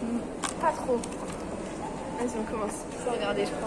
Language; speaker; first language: French; native; French